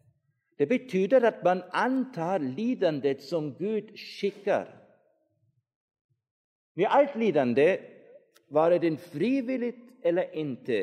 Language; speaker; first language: Swedish; non-native, fluent; German